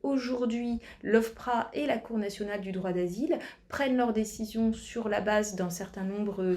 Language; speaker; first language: French; native; French